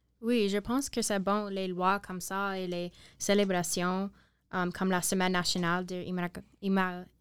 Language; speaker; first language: French; non-native, learner; English